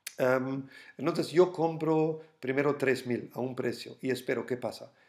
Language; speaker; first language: Spanish; non-native, fluent; German